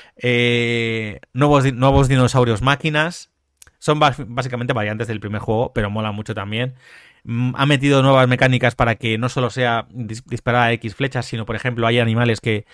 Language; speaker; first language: Spanish; native; Spanish